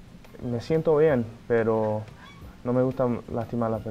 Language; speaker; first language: Spanish; non-native, fluent; Portuguese